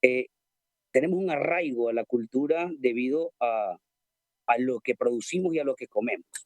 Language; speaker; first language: Spanish; native; Spanish